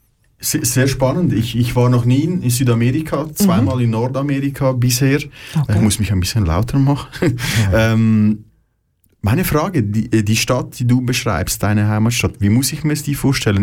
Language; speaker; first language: German; native; German